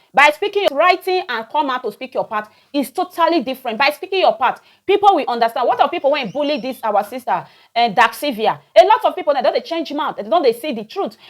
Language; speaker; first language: Nigerian Pidgin; native; Nigerian Pidgin